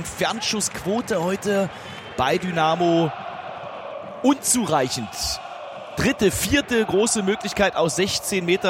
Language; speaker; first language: German; native; German